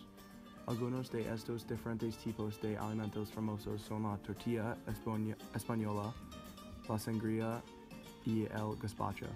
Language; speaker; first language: Spanish; non-native, learner; English